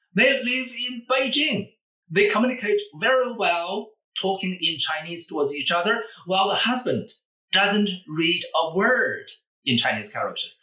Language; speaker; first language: English; non-native, fluent; Chinese